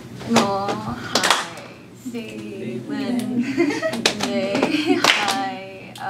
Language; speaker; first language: Cantonese; non-native, learner; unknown